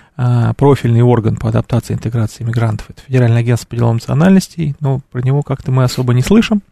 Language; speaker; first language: Russian; native; Russian